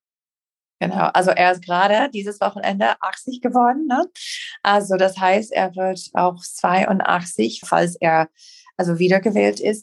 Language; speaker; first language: German; non-native, fluent; English